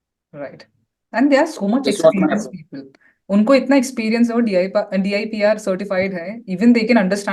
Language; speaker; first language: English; non-native, local second language; Hindi